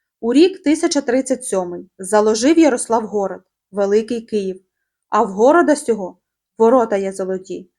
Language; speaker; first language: Ukrainian; native; Ukrainian